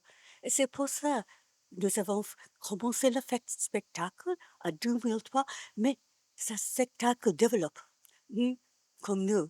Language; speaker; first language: French; non-native, learner; Japanese